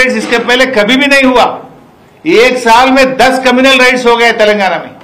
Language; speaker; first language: Hindi; non-native, local second language; Telugu